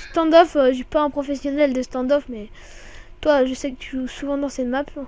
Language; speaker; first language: French; native; French